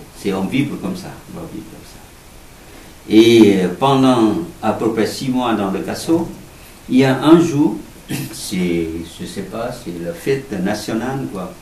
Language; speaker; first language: French; non-native, learner; Vietnamese